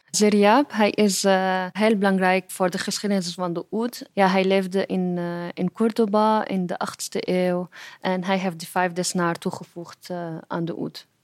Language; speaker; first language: Dutch; non-native, fluent; Arabic